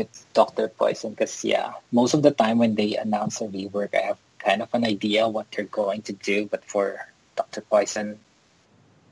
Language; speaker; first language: English; non-native, local second language; Filipino